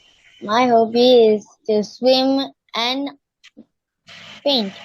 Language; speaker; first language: English; non-native, learner; Tamil